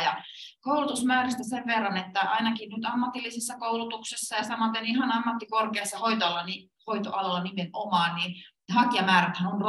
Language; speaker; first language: Finnish; native; Finnish